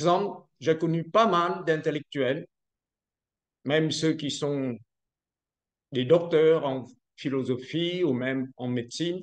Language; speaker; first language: French; non-native, fluent; Vietnamese